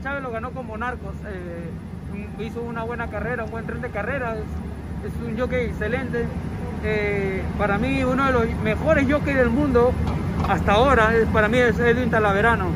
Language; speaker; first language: Spanish; native; Spanish